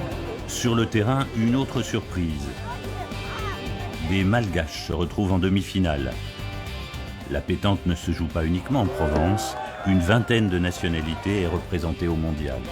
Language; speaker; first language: French; native; French